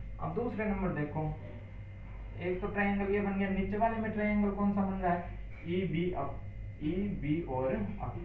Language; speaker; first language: Hindi; native; Hindi